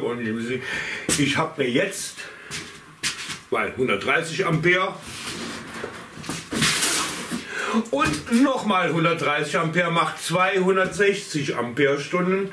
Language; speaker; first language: German; native; German